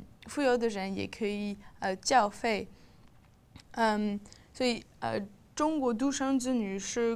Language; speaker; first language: Chinese; non-native, learner; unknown